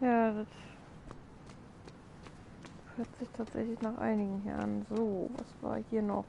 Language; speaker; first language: German; native; German